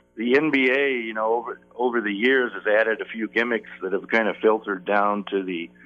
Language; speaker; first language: English; native; English